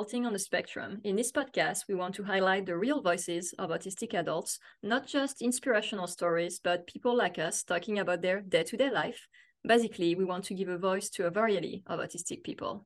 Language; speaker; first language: English; non-native, fluent; French